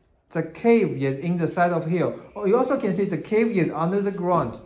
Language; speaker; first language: English; non-native, fluent; Chinese